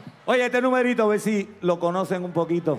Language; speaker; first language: Spanish; native; Spanish